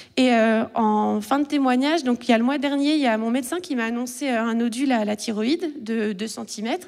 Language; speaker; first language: French; native; French